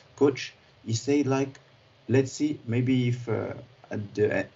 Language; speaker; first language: English; non-native, fluent; French